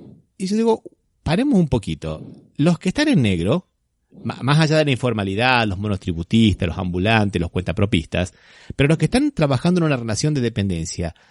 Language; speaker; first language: Spanish; native; Spanish